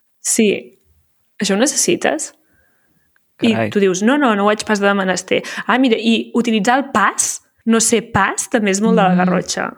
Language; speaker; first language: Catalan; native; Catalan